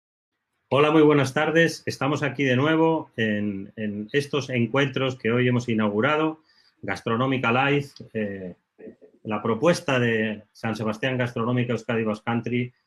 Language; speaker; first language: Spanish; native; Spanish